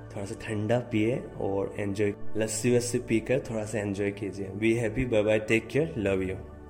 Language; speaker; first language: Hindi; non-native, local second language; Assamese